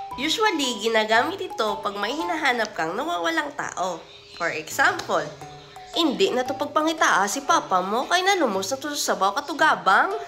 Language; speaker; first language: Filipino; non-native, local second language; Hiligaynon